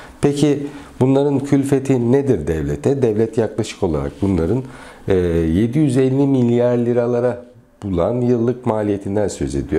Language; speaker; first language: Turkish; native; Turkish